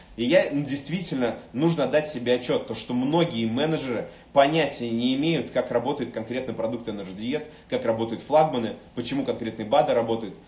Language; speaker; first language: Russian; native; Russian